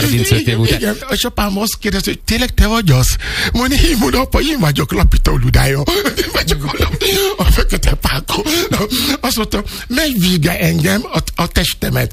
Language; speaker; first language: Hungarian; non-native, learner; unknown